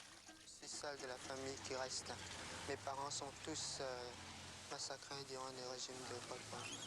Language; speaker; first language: French; non-native, local second language; Khmer